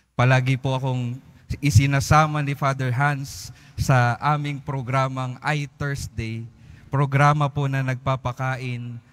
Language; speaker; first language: Filipino; native; Filipino